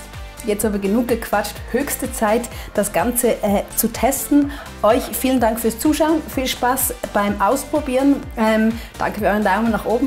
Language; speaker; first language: German; native; German